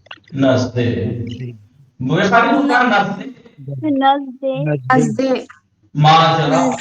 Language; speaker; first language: Persian; non-native, fluent; Urdu